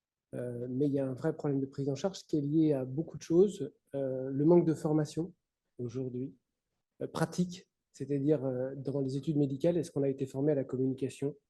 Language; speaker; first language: French; native; French